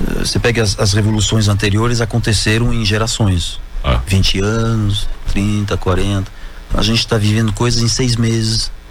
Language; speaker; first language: Portuguese; non-native, fluent; French